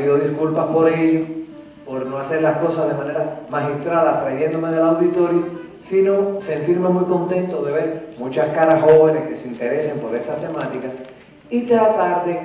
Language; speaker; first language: Spanish; native; Spanish